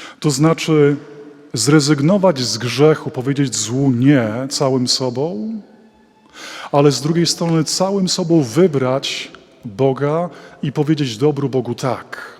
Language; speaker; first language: Polish; native; Polish